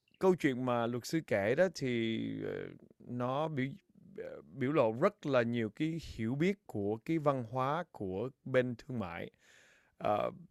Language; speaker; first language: Vietnamese; early bilingual, heritage; Vietnamese